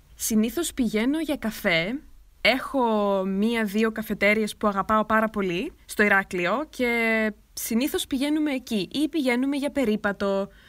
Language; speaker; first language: Greek; native; Greek